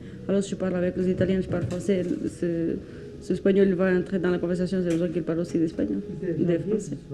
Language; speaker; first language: French; non-native, learner; Spanish